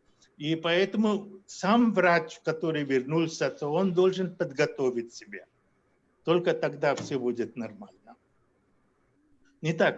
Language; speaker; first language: Russian; non-native, fluent; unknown